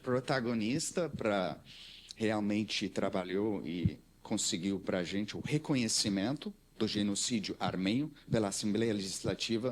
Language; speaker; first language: Portuguese; non-native, learner; Armenian